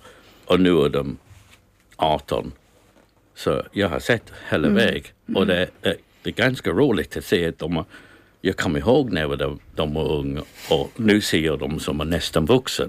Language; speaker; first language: Swedish; non-native, learner; English